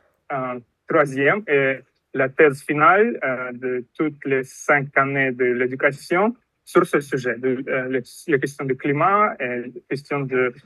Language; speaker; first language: French; non-native, fluent; Russian